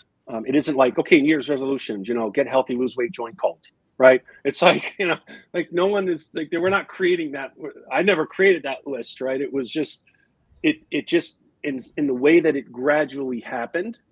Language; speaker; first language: English; native; English